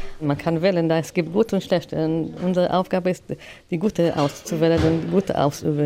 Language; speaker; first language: German; non-native, learner; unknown